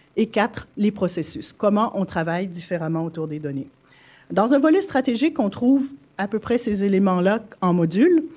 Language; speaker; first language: French; native; French